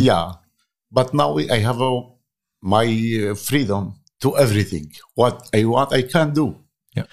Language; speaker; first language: English; non-native, learner; Arabic